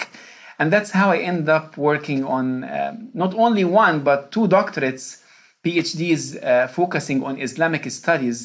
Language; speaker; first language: English; non-native, fluent; Arabic